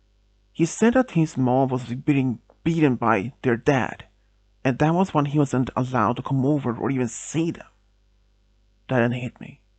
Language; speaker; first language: English; non-native, fluent; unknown